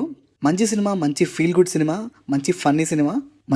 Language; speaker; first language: Telugu; native; Telugu